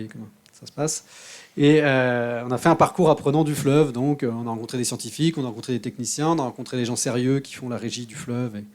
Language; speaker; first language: French; native; French